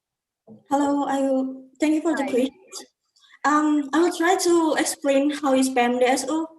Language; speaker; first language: English; non-native, learner; Indonesian